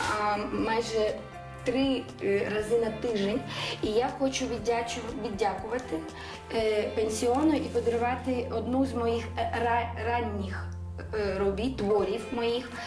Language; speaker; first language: Ukrainian; non-native, local second language; Russian